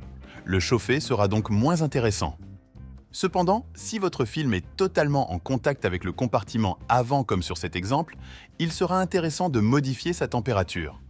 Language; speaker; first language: French; native; French